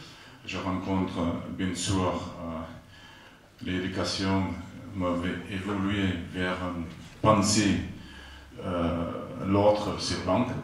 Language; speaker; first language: French; non-native, fluent; Afrikaans